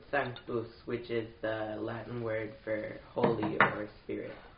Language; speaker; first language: English; native; English